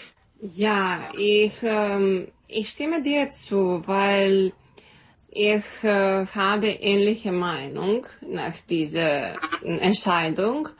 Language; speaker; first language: German; non-native, fluent; Serbian